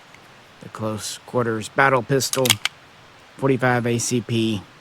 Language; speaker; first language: English; native; English